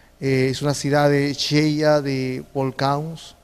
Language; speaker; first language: Portuguese; non-native, fluent; Spanish